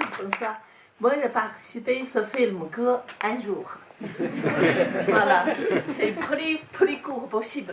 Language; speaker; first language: French; non-native, learner; Chinese